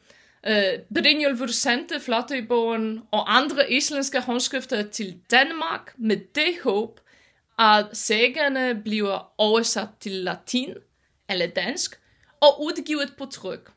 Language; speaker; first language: Danish; non-native, fluent; Polish